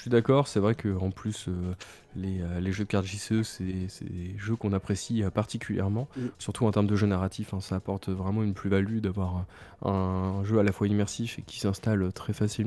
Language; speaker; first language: French; native; French